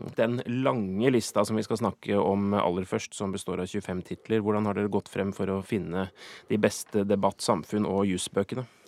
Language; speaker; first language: Norwegian; native; Norwegian